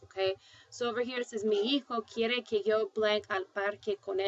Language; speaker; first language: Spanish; non-native, fluent; English